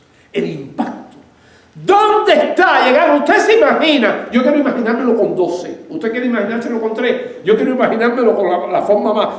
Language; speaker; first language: Spanish; native; Spanish